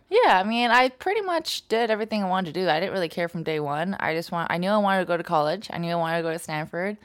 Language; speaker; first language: English; native; English